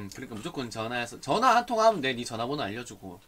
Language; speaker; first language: Korean; native; Korean